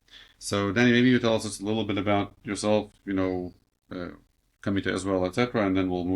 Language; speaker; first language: English; native; English